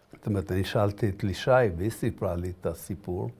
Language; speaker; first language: Hebrew; early bilingual, other home language; Arabic